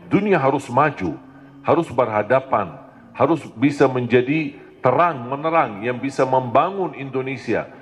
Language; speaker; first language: Malay; non-native, fluent; Arabic